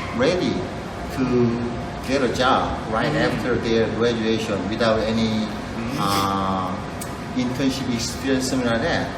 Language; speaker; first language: English; non-native, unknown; Korean